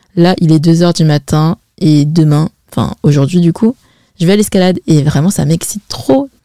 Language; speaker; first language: French; early bilingual, other home language; Chinese